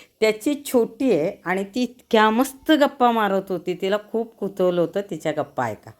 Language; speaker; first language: Marathi; non-native, local second language; Kannada